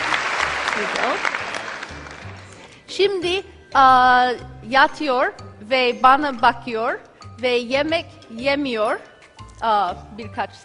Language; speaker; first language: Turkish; non-native, learner; English